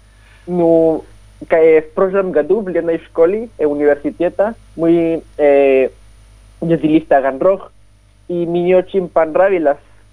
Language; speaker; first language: Russian; non-native, learner; Spanish